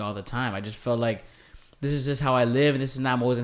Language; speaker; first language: English; native; English